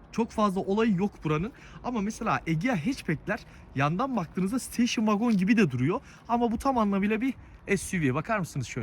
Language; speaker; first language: Turkish; native; Turkish